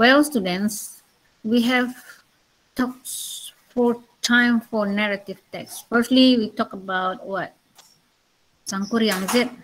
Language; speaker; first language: English; non-native, learner; Indonesian